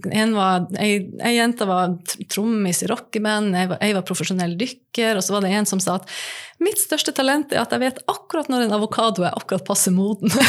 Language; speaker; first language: Norwegian; native; Norwegian